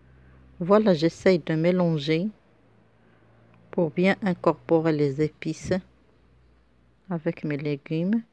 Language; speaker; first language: French; non-native, local second language; Arabic